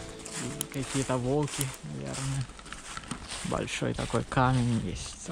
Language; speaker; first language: Russian; non-native, learner; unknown